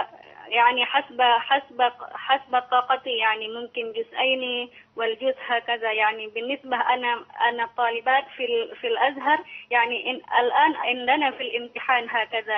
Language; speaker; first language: Arabic; non-native, learner; Indonesian